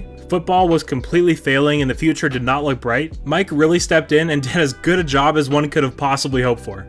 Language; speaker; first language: English; native; English